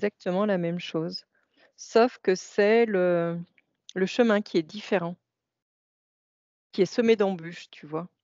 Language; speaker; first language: French; native; French